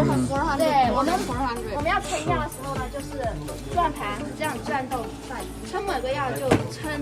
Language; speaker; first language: Chinese; native; Chinese